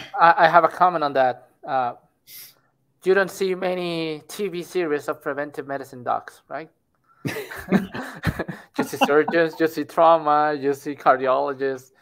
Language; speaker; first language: English; non-native, fluent; Spanish